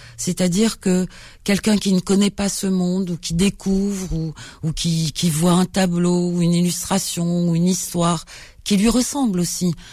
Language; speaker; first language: French; native; French